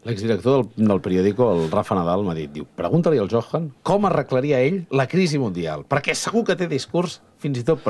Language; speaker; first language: Catalan; native; Catalan